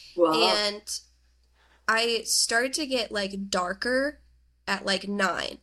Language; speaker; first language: English; native; English